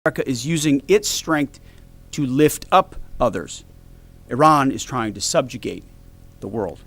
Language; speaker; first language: English; native; English